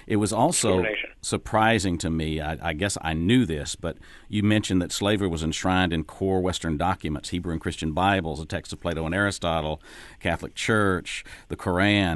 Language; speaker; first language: English; native; English